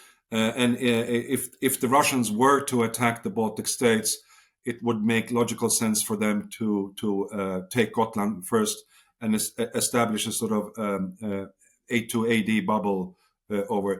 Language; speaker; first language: English; non-native, fluent; Swedish